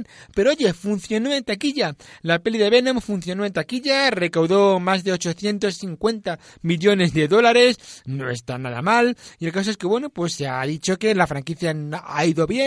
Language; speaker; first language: Spanish; native; Spanish